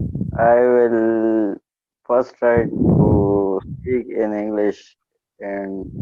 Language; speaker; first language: English; non-native, learner; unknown